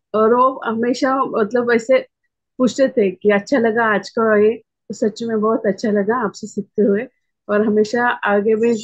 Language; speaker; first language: Hindi; non-native, local second language; Marathi